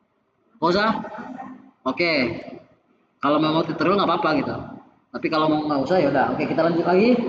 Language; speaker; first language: Indonesian; native; Indonesian